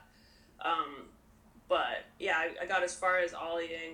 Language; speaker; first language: English; native; English